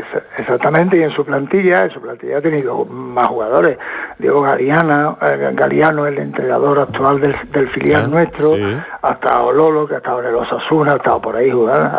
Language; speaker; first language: Spanish; native; Spanish